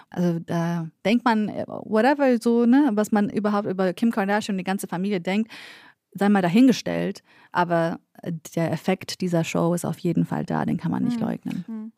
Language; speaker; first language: German; early bilingual, other home language; Kurdish